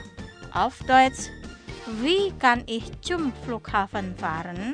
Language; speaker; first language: German; non-native, fluent; Indonesian